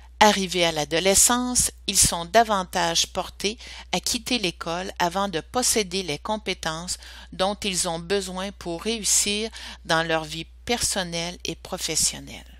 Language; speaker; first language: French; native; French